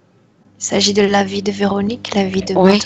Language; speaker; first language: French; native; French